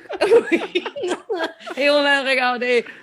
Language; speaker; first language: French; non-native, learner; English